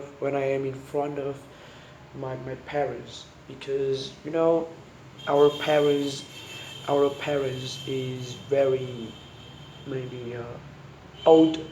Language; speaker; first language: English; non-native, learner; Vietnamese